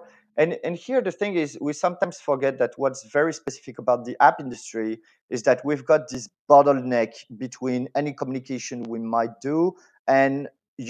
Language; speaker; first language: English; non-native, fluent; French